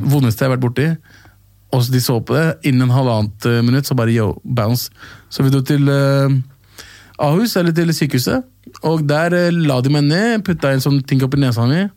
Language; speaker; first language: Norwegian; early bilingual, other home language; Somali